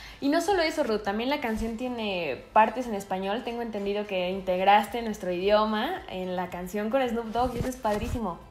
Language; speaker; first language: Spanish; native; Spanish